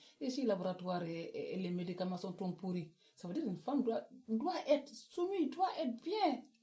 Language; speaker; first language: French; non-native, local second language; Wolof